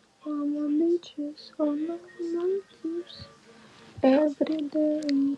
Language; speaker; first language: English; non-native, learner; Russian